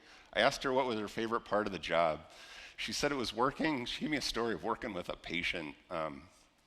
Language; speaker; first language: English; native; English